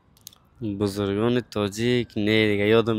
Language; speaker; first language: Persian; native; Persian